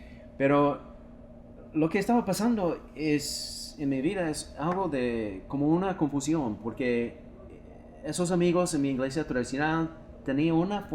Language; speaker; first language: Spanish; non-native, fluent; English